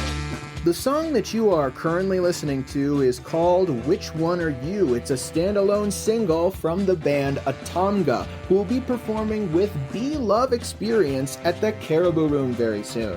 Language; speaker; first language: English; native; English